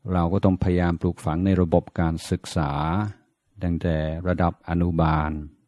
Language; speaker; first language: Thai; non-native, fluent; English